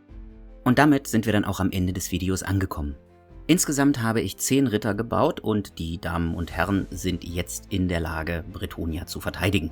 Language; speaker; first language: German; native; German